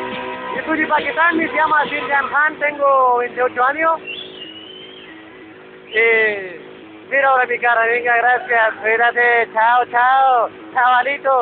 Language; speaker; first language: Spanish; non-native, learner; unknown